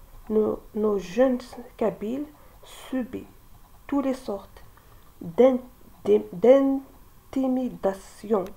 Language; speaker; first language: French; non-native, local second language; Kabyle